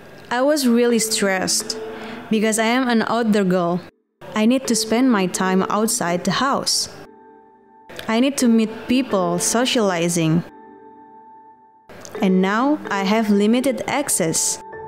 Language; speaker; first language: English; non-native, fluent; Indonesian